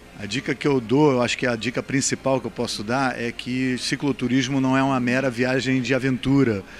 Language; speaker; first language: Portuguese; native; Portuguese